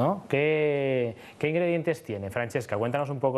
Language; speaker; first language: Spanish; native; Spanish